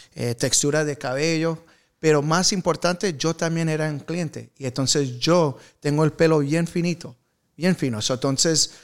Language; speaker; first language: Spanish; early bilingual, heritage; Spanish